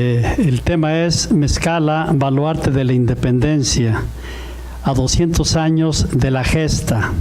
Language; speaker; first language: Spanish; native; Spanish